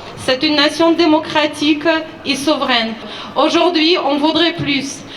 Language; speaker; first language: French; non-native, fluent; Ukrainian